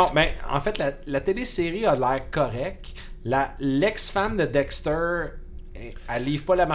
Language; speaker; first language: French; native; French